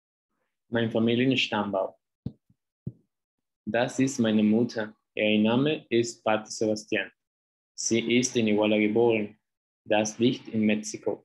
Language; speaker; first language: German; non-native, learner; Spanish